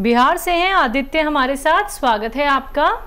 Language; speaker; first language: Hindi; native; Hindi